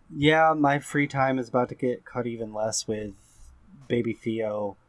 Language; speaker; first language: English; native; English